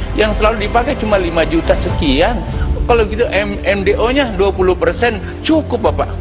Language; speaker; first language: Indonesian; native; Indonesian